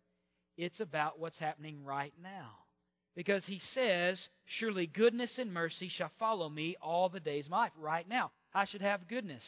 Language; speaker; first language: English; native; English